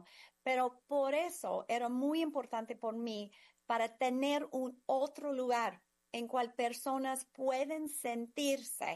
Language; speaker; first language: Spanish; non-native, fluent; English